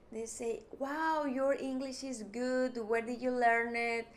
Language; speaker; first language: English; non-native, fluent; Spanish